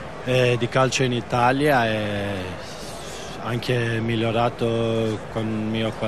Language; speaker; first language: Italian; non-native, learner; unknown